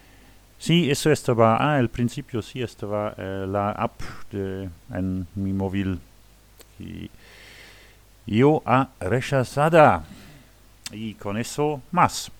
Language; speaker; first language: Spanish; non-native, learner; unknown